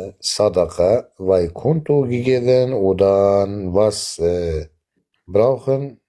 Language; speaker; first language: German; non-native, learner; Arabic